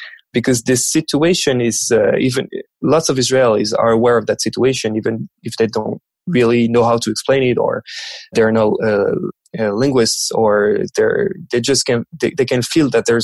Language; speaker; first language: English; non-native, fluent; French